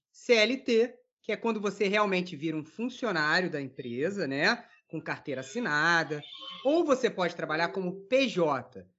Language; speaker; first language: Portuguese; native; Portuguese